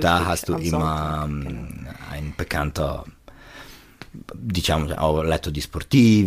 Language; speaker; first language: German; non-native, local second language; Italian